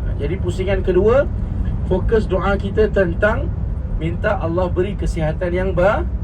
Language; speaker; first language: Malay; native; Malay